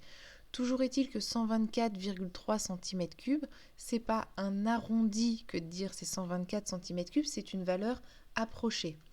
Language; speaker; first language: French; native; French